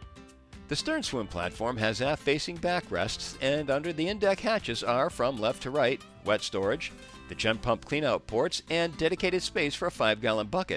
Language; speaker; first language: English; native; English